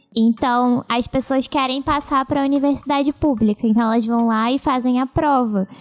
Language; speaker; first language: Portuguese; native; Portuguese